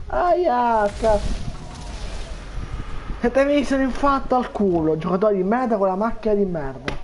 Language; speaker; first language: Italian; native; Italian